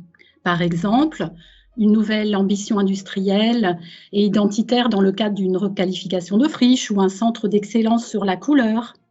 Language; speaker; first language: French; native; French